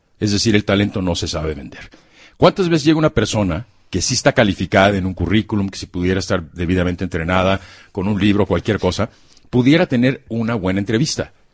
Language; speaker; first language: Spanish; native; Spanish